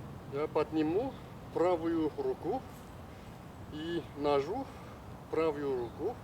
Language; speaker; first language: Russian; non-native, learner; Chinese